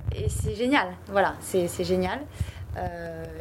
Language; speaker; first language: French; native; French